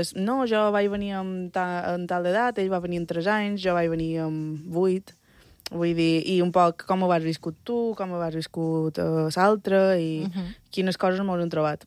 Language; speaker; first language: Catalan; early bilingual, other home language; Spanish